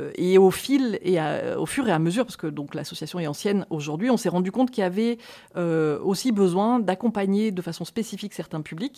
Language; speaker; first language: French; native; French